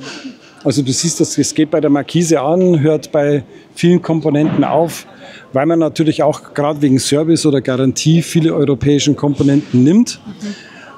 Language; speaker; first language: German; native; German